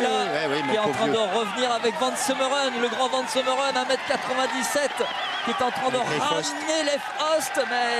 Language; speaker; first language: French; native; French